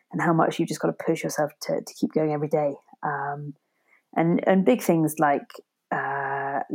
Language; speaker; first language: English; native; English